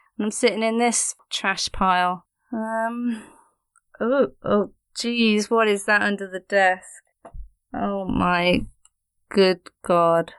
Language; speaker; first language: English; native; English